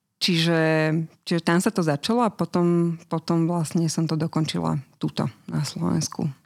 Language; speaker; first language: Slovak; native; Slovak